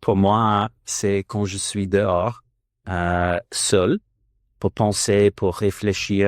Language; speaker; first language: French; non-native, learner; English